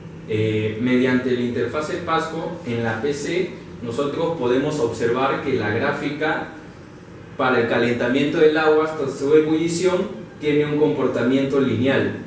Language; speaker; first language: Spanish; native; Spanish